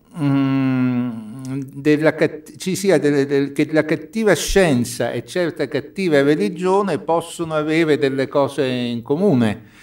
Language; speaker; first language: Italian; native; Italian